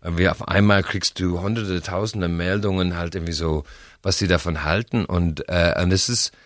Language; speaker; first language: German; non-native, fluent; English